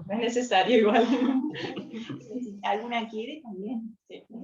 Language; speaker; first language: Spanish; native; Spanish